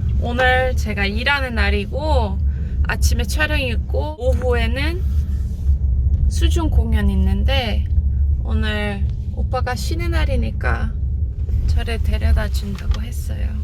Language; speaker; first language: Korean; non-native, fluent; French